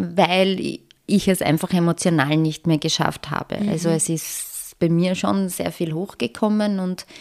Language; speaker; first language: German; early bilingual, other home language; Bosnian